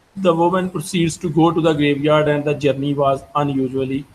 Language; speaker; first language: English; non-native, local second language; Urdu